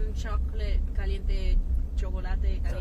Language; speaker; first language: Spanish; early bilingual, heritage; Spanish